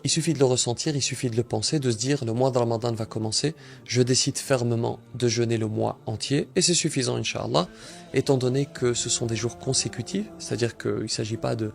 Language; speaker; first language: French; native; French